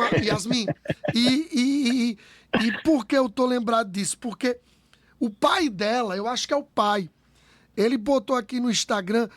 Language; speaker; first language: Portuguese; native; Portuguese